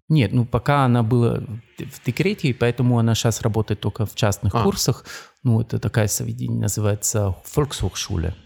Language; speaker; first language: Russian; non-native, fluent; German